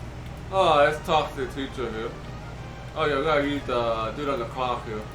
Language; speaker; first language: English; native; English